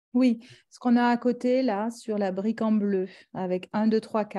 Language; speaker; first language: French; native; French